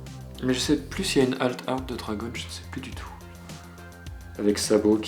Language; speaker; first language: French; native; French